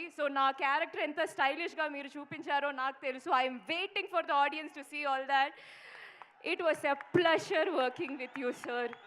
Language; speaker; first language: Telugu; non-native, fluent; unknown